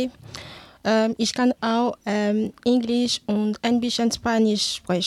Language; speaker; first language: German; non-native, learner; Ewe